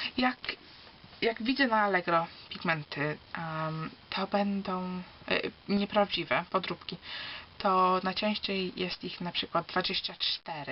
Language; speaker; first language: Polish; early bilingual, heritage; Polish